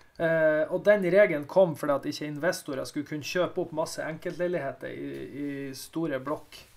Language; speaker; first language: Norwegian; native; Norwegian